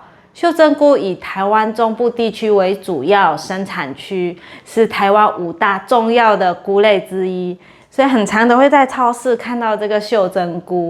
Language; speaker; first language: Chinese; native; Chinese